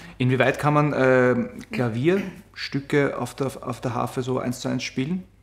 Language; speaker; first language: German; native; German